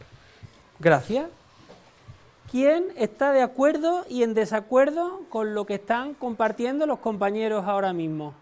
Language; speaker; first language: Spanish; native; Spanish